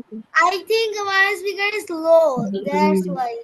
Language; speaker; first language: English; non-native, learner; Bangla